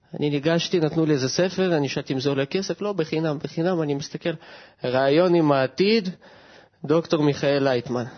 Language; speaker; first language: Hebrew; early bilingual, other home language; Russian